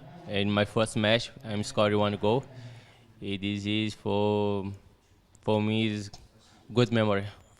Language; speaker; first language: English; non-native, learner; Portuguese